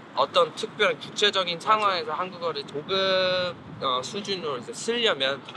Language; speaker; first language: Korean; non-native, fluent; English